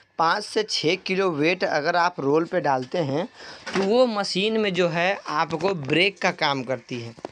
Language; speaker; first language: Hindi; native; Hindi